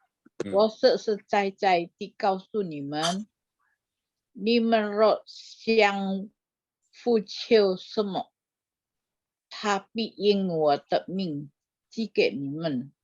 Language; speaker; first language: Chinese; non-native, learner; Indonesian